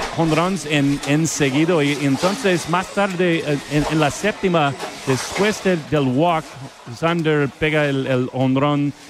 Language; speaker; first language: Spanish; non-native, fluent; English